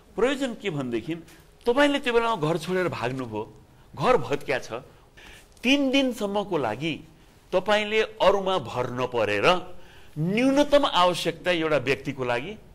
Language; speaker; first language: Nepali; native; Nepali